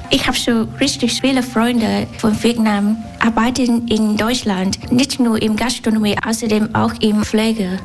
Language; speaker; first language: German; non-native, learner; Vietnamese